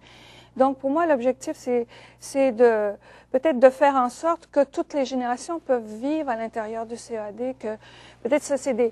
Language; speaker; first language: French; native; French